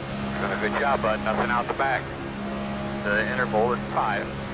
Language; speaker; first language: English; native; English